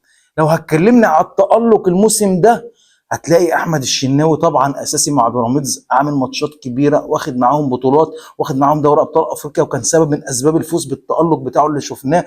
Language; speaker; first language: Arabic; native; Arabic